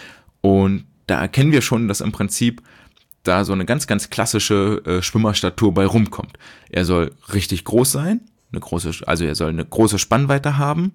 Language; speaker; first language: German; native; German